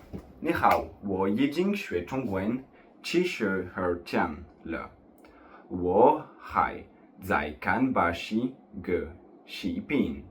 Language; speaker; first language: Chinese; non-native, learner; French